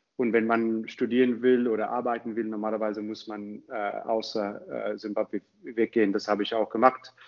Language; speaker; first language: German; non-native, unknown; English